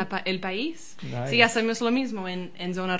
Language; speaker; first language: Spanish; non-native, learner; English